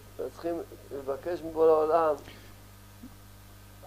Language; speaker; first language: Hebrew; early bilingual, other home language; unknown